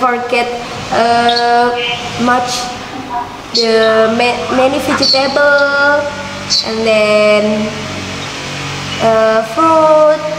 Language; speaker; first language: English; non-native, learner; Indonesian